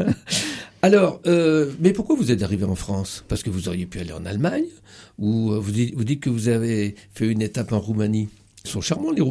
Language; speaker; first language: French; native; French